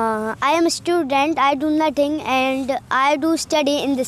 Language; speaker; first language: English; non-native, learner; Hindi